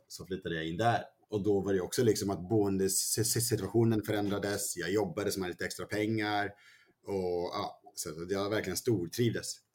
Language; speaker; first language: Swedish; early bilingual, other home language; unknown